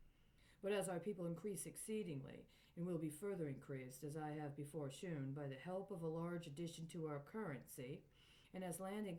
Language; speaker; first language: English; native; English